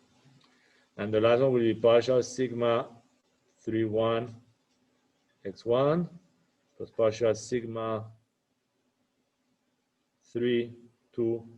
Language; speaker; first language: English; non-native, fluent; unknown